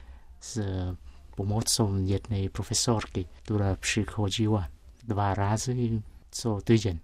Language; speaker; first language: Polish; non-native, fluent; Vietnamese